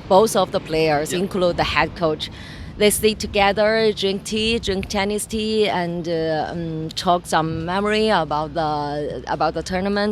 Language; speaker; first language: English; non-native, learner; Chinese